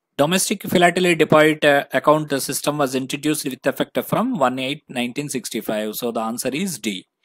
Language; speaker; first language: English; non-native, local second language; Telugu